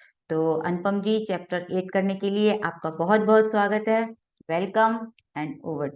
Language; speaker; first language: Hindi; native; Hindi